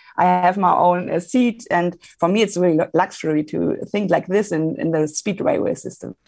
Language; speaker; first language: English; non-native, fluent; German